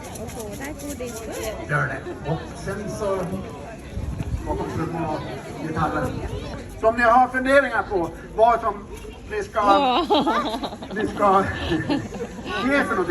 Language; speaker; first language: Swedish; native; Swedish